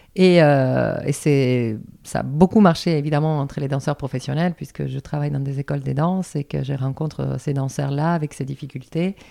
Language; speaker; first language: French; non-native, fluent; Spanish